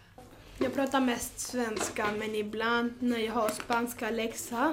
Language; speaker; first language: Swedish; early bilingual, heritage; Swedish